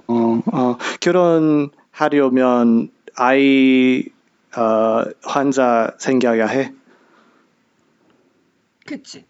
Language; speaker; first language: Korean; non-native, learner; English